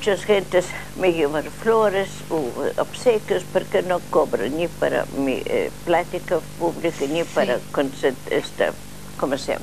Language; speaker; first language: Spanish; non-native, learner; Russian